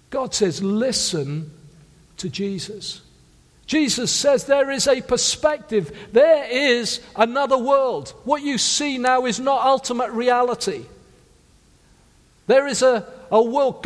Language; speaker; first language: English; native; English